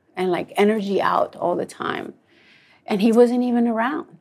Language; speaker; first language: English; non-native, fluent; Spanish